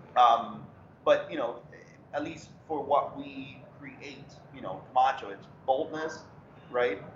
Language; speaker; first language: English; early bilingual, other home language; Spanish